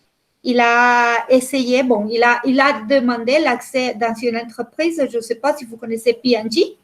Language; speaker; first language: French; non-native, fluent; Spanish